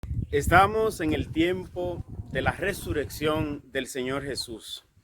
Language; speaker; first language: Spanish; native; Spanish